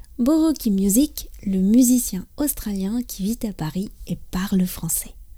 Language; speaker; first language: French; native; French